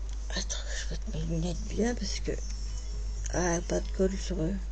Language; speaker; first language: French; native; French